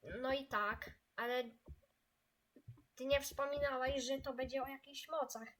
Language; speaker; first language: Polish; native; Polish